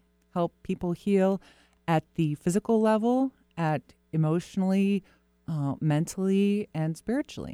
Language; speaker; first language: English; native; English